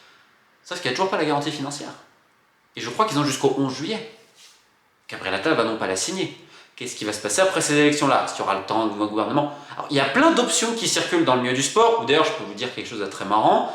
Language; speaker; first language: French; native; French